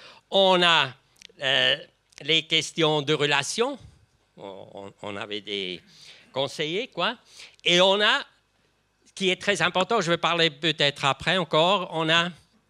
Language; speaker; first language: French; non-native, local second language; German